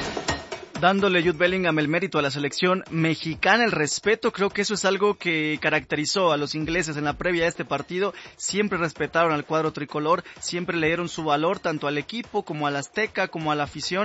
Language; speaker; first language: Spanish; native; Spanish